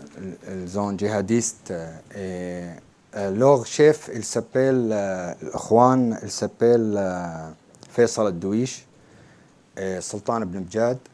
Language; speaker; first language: French; non-native, learner; Arabic